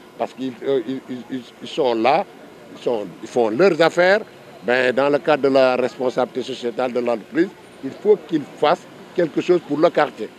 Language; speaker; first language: French; non-native, local second language; Wolof